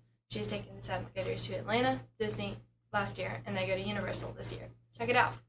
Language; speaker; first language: English; native; English